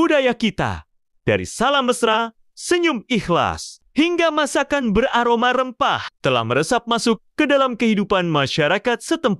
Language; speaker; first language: Malay; native; Malay